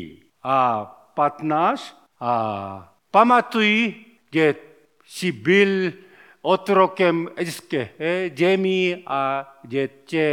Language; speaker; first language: Czech; non-native, learner; Korean